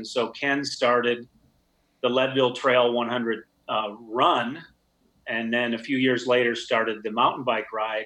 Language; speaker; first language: English; native; English